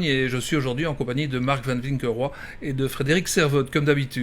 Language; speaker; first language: French; native; French